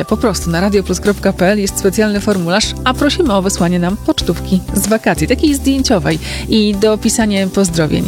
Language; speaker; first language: Polish; native; Polish